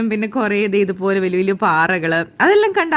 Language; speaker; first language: Malayalam; native; Malayalam